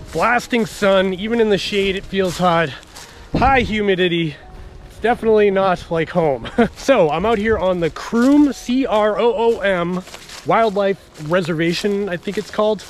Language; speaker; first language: English; native; English